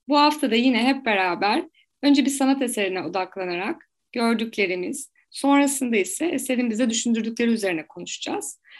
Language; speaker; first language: Turkish; native; Turkish